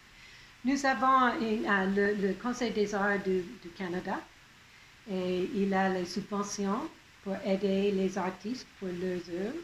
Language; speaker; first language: French; non-native, local second language; English